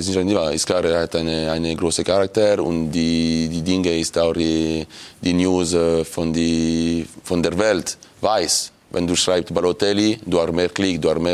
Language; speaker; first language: German; non-native, local second language; French